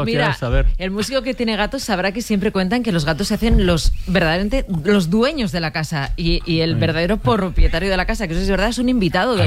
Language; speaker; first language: Spanish; native; Spanish